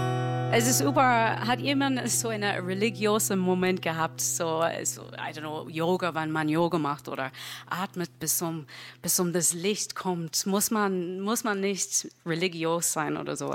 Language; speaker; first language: German; non-native, learner; English